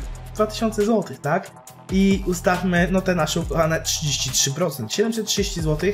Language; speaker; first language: Polish; native; Polish